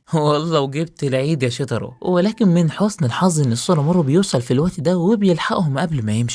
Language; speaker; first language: Arabic; native; Arabic